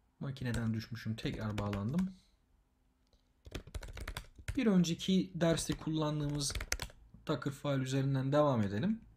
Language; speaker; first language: Turkish; native; Turkish